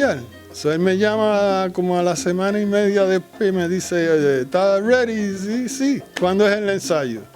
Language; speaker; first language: Spanish; early bilingual, heritage; Spanish